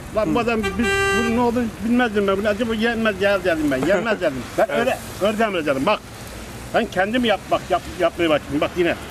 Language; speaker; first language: Turkish; native; Turkish